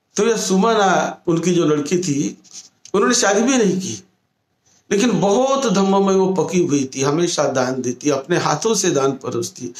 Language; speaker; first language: Hindi; non-native, local second language; Marathi